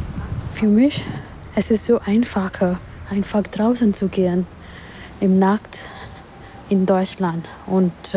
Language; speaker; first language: German; non-native, learner; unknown